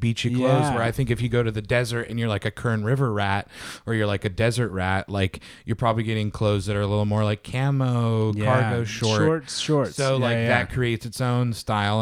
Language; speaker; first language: English; native; English